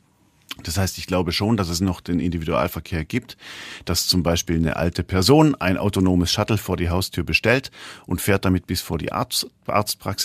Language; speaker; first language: German; native; German